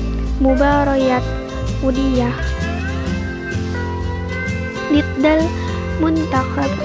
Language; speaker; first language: Arabic; non-native, learner; Indonesian